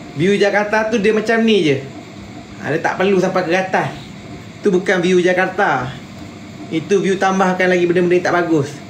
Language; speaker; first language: Malay; native; Malay